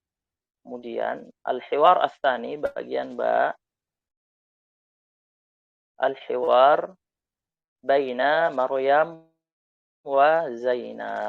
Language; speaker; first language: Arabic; non-native, fluent; Indonesian